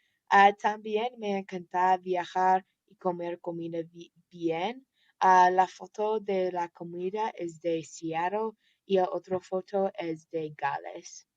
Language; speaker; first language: Spanish; non-native, learner; English